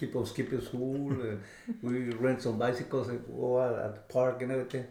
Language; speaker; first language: English; non-native, fluent; Spanish